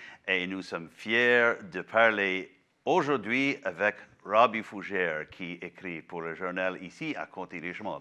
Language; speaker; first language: French; non-native, local second language; English